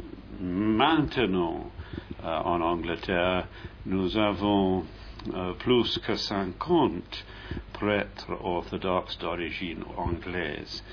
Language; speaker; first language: French; non-native, fluent; English